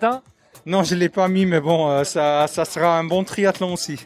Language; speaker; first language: French; non-native, local second language; Dutch